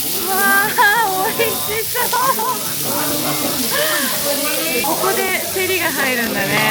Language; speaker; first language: Japanese; native; Japanese